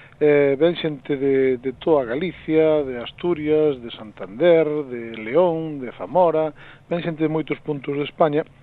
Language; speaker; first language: Galician; native; Galician